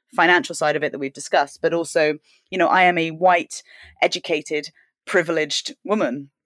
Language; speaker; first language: English; native; English